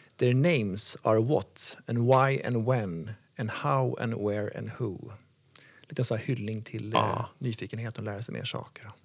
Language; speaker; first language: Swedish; native; Swedish